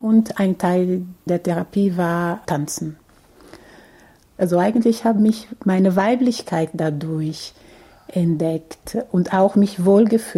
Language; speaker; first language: German; non-native, fluent; Portuguese